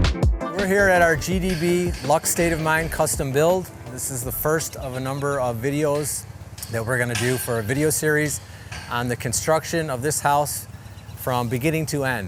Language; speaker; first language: English; native; English